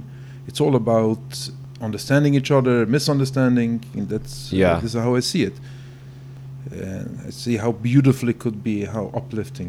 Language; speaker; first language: English; non-native, fluent; Yiddish